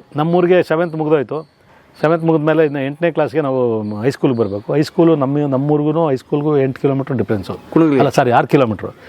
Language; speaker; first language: Kannada; native; Kannada